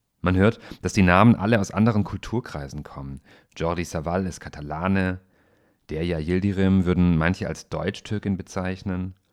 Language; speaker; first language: German; native; German